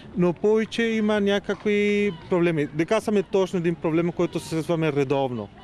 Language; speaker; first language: Bulgarian; non-native, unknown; Spanish